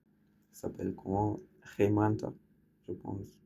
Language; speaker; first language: French; non-native, learner; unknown